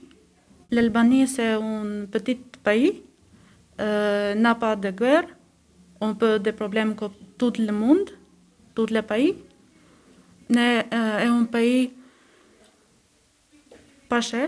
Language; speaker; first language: French; non-native, learner; Albanian